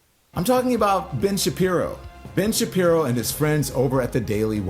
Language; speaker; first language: English; native; English